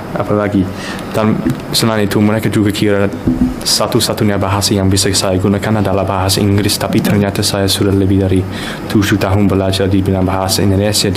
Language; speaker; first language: Indonesian; non-native, fluent; English